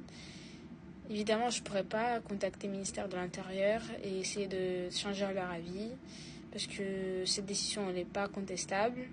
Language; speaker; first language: French; non-native, fluent; Russian